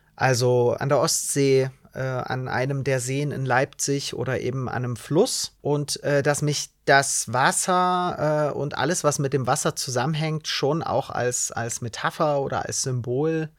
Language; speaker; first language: German; native; German